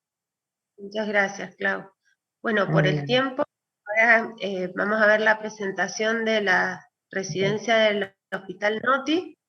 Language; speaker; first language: Spanish; native; Spanish